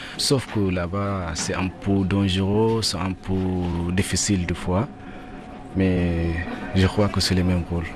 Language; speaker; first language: French; non-native, fluent; Arabic